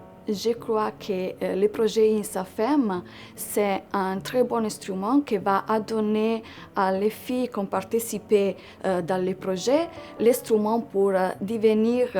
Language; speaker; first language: French; non-native, fluent; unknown